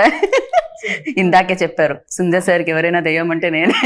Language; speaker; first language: Telugu; native; Telugu